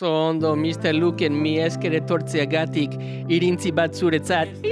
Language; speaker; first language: Basque; non-native, learner; English